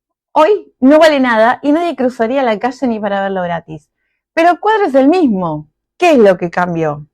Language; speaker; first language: Spanish; native; Spanish